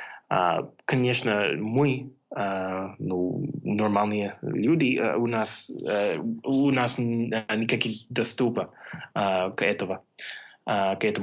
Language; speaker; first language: Russian; non-native, fluent; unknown